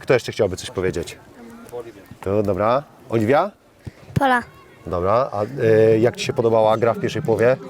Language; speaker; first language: Polish; native; Polish